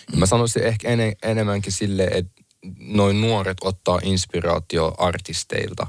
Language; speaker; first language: Finnish; early bilingual, other home language; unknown